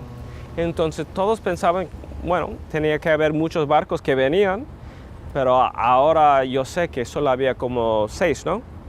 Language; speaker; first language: Spanish; early bilingual, heritage; English